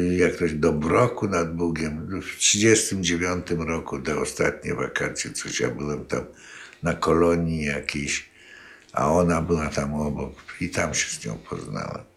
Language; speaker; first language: Polish; native; Polish